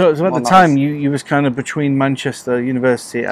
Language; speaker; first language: English; native; English